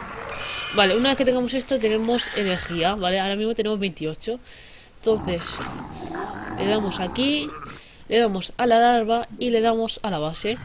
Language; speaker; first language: Spanish; native; Spanish